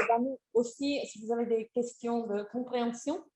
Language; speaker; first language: French; non-native, fluent; German